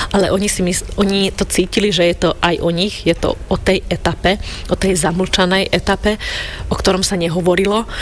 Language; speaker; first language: Slovak; non-native, local second language; Hungarian